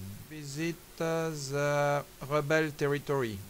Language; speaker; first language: English; non-native, learner; French